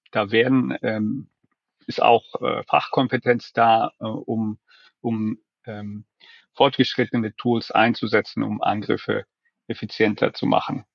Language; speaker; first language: German; non-native, fluent; Finnish